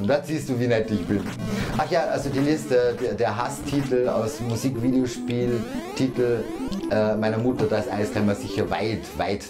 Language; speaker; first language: German; native; German